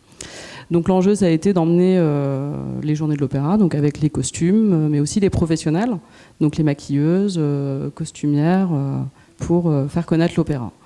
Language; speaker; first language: French; native; French